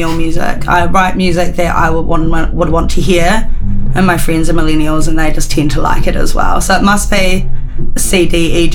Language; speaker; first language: English; native; English